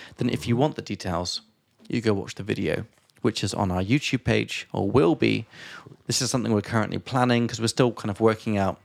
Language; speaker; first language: English; native; English